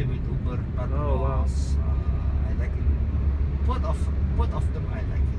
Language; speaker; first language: English; non-native, learner; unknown